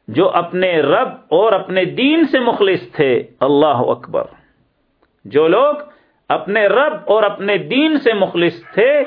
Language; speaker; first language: Urdu; native; Urdu